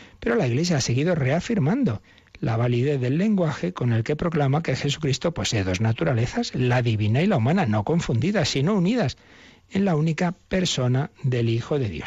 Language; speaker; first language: Spanish; native; Spanish